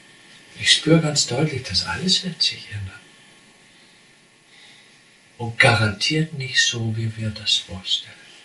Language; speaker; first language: German; non-native, learner; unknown